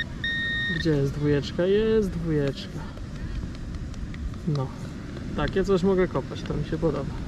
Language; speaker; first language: Polish; native; Polish